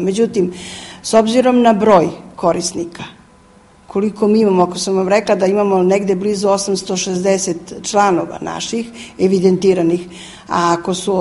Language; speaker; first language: Serbian; native; Serbian